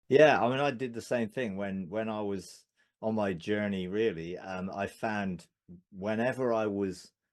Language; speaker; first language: English; native; English